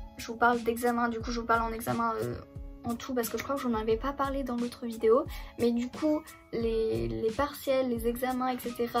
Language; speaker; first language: French; early bilingual, other home language; German